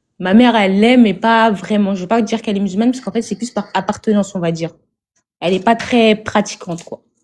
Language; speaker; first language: French; native; French